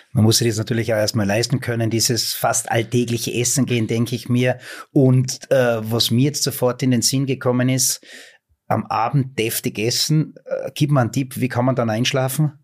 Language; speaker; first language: German; native; German